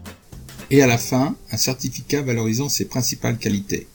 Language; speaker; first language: French; native; French